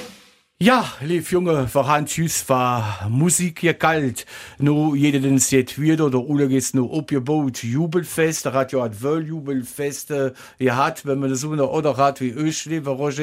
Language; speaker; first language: German; native; German